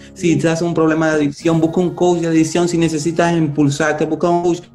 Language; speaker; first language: Spanish; native; Spanish